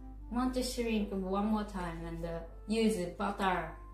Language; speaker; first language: English; non-native, learner; Japanese